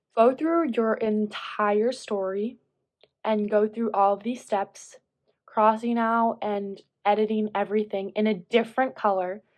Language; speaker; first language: English; native; English